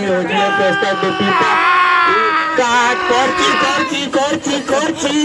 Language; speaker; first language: Portuguese; non-native, learner; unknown